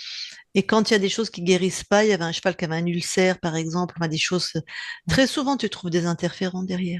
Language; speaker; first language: French; native; French